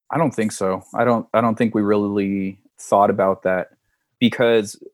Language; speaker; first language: English; native; English